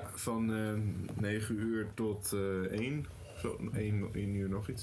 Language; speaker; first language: Dutch; native; Dutch